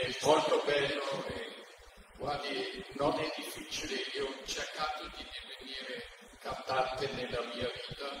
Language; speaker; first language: Italian; non-native, fluent; German